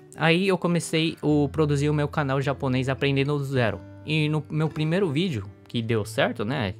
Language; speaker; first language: Portuguese; early bilingual, other home language; Japanese